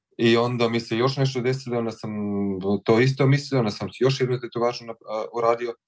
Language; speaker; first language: Serbian; early bilingual, heritage; Croatian